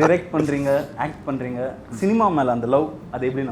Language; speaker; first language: Tamil; native; Tamil